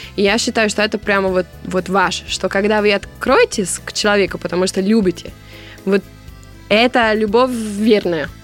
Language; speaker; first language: Russian; non-native, fluent; Italian